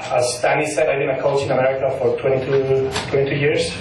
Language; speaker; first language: English; non-native, fluent; Spanish